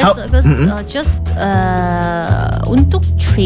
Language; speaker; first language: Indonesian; non-native, learner; Korean